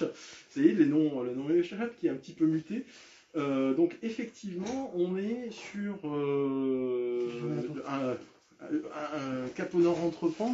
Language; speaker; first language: French; native; French